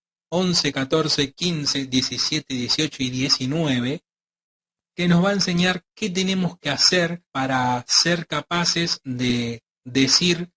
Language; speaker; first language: Spanish; native; Spanish